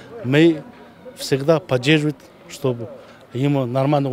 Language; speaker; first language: Russian; non-native, learner; Chinese